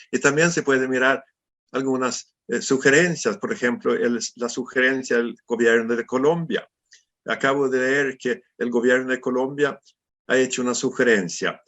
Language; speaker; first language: Spanish; non-native, fluent; Swedish